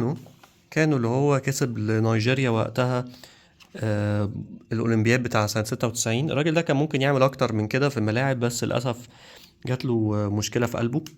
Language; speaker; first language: Arabic; native; Arabic